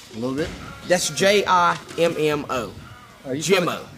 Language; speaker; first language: English; native; English